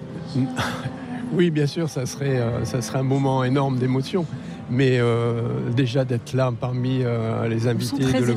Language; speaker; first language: French; native; French